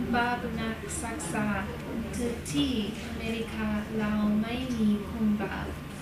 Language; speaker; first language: Thai; non-native, learner; English